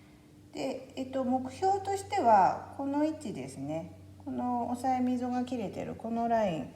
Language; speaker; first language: Japanese; native; Japanese